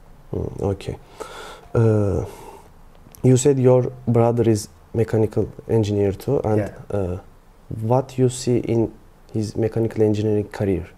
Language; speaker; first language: English; non-native, learner; Turkish